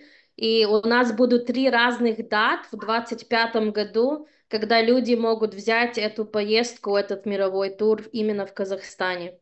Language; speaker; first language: Russian; early bilingual, heritage; Russian